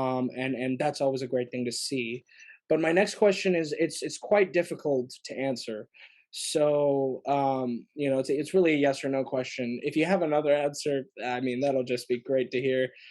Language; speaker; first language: English; native; English